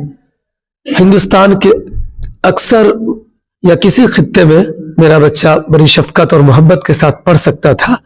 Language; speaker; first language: Urdu; native; Urdu